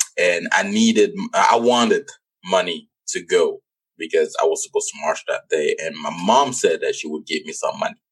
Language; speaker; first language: English; non-native, local second language; French